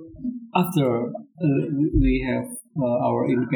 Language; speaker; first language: English; non-native, learner; Indonesian